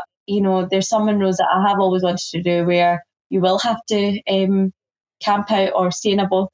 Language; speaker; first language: English; native; English